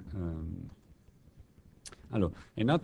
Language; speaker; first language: French; non-native, learner; Italian